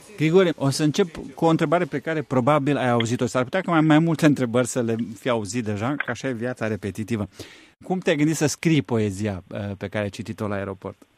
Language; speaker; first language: Romanian; native; Romanian